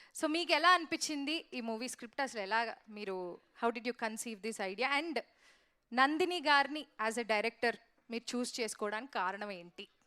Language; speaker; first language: Telugu; native; Telugu